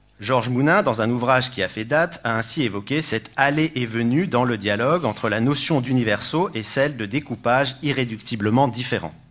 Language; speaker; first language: French; native; French